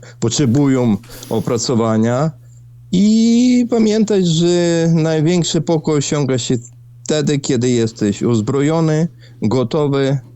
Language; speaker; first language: Polish; non-native, fluent; Ukrainian